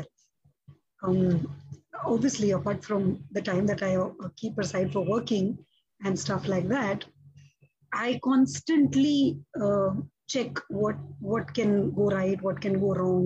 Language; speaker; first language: English; non-native, local second language; Gujarati